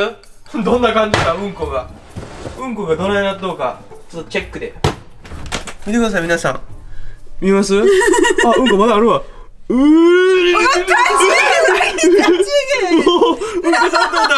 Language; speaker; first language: Japanese; native; Japanese